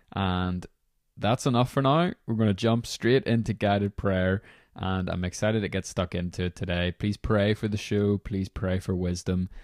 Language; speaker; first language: English; native; English